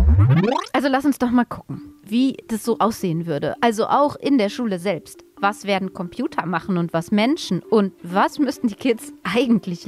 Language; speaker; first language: German; native; German